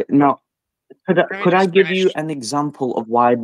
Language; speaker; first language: English; native; English